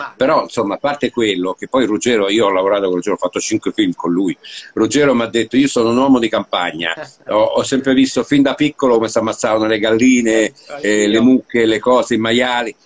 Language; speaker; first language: Italian; early bilingual, heritage; Italian